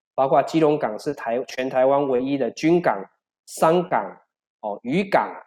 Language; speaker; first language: Chinese; native; Chinese